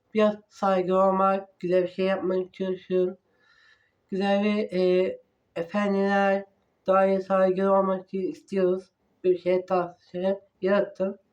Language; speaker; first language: Turkish; non-native, learner; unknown